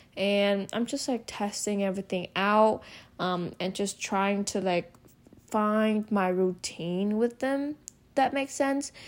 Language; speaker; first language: English; non-native, fluent; Vietnamese